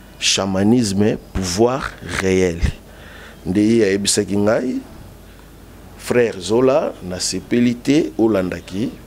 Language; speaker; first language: Lingala; non-native, local second language; Kongo